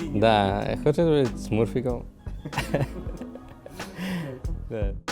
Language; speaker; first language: Russian; non-native, learner; Slovak